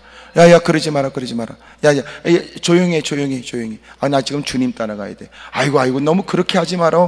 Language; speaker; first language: Korean; native; Korean